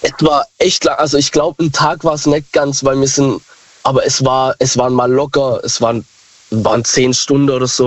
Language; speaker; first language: German; native; German